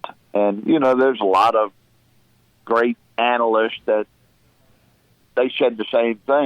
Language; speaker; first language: English; native; English